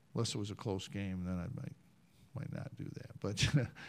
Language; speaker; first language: English; native; English